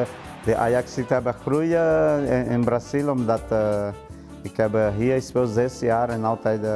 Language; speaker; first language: Dutch; non-native, learner; Portuguese